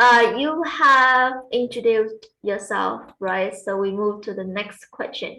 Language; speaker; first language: English; non-native, fluent; Vietnamese